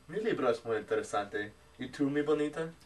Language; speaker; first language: Spanish; non-native, learner; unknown